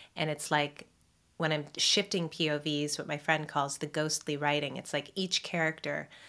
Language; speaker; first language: English; native; English